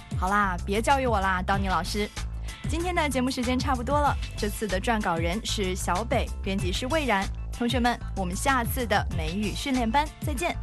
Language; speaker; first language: Chinese; native; Chinese